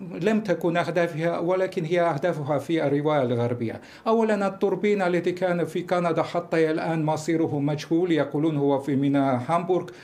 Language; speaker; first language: Arabic; non-native, fluent; Russian